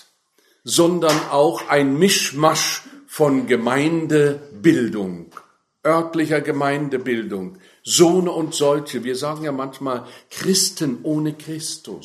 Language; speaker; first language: German; native; German